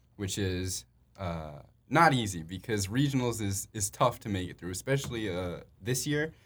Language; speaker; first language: English; native; English